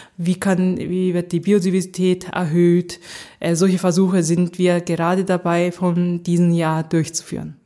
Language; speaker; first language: German; early bilingual, heritage; German